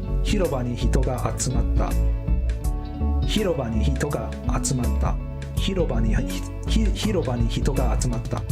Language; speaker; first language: Japanese; non-native, learner; Cantonese